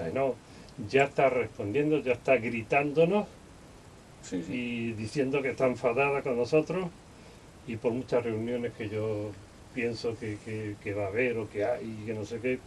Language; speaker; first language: Spanish; native; Spanish